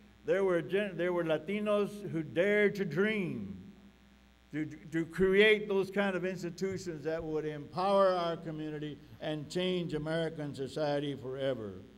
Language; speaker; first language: English; early bilingual, other home language; Spanish